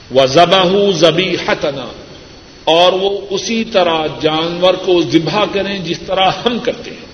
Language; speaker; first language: Urdu; non-native, local second language; Punjabi